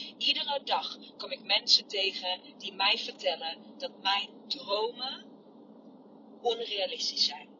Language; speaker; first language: Dutch; non-native, fluent; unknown